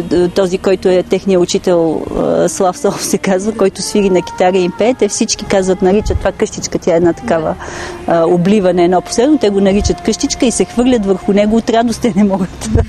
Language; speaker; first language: Bulgarian; native; Bulgarian